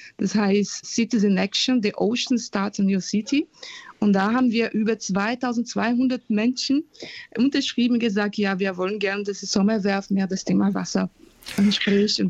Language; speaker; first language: German; non-native, fluent; Portuguese